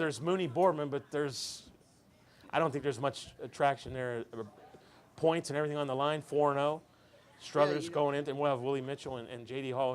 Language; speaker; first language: English; native; English